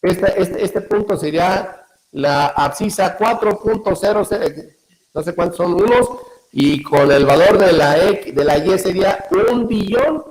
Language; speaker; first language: Spanish; native; Spanish